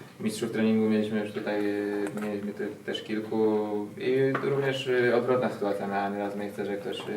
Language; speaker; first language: Polish; native; Polish